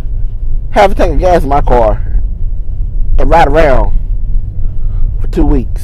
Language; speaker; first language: English; native; English